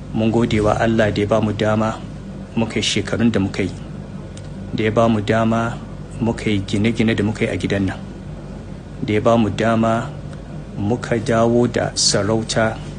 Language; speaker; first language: Hausa; native; Hausa